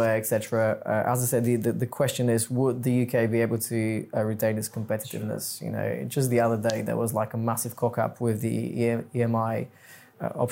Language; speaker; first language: English; non-native, fluent; Bulgarian